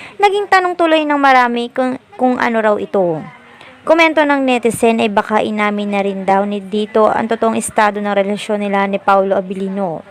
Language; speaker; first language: Filipino; native; Filipino